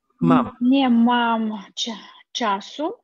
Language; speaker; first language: Polish; non-native, learner; Russian